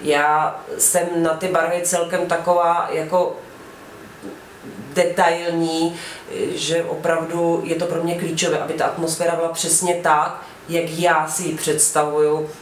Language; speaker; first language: Czech; native; Czech